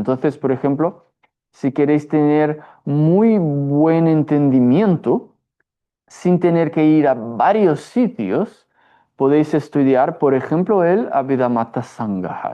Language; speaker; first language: Spanish; non-native, fluent; Portuguese